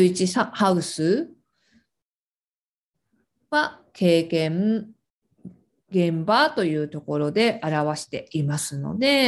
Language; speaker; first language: Japanese; native; Japanese